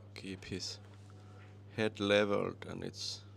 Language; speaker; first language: English; non-native, fluent; Finnish